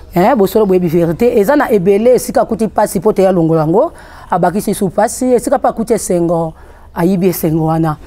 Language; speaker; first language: Lingala; non-native, local second language; Kongo